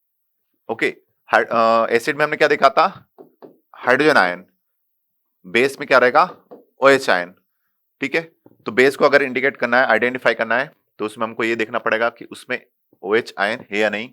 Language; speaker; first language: Hindi; native; Hindi